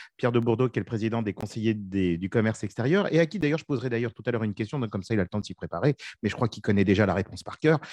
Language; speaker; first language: French; native; French